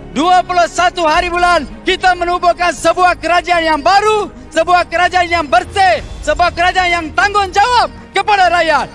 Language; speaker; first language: Malay; non-native, local second language; Tamil